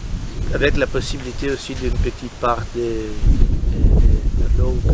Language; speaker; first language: French; non-native, learner; Italian